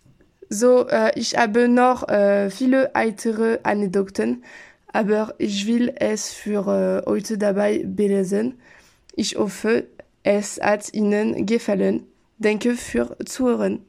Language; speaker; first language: German; non-native, learner; French